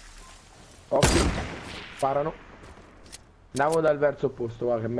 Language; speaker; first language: Italian; native; Italian